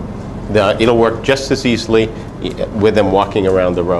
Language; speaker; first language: English; native; English